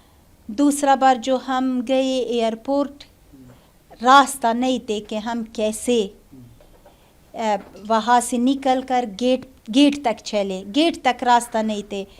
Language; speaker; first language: Hindi; non-native, learner; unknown